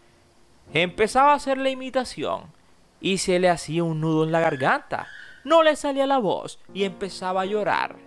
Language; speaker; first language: Spanish; native; Spanish